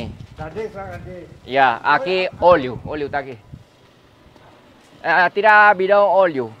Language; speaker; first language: Portuguese; non-native, learner; Vietnamese